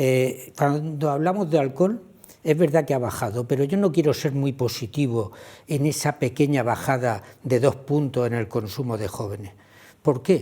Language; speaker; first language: Spanish; native; Spanish